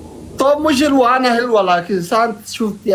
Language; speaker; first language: Arabic; non-native, learner; Oromo